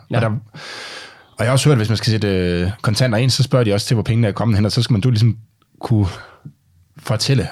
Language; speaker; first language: Danish; native; Danish